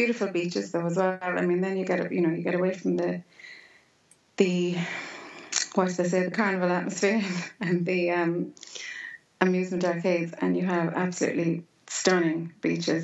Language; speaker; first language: English; native; English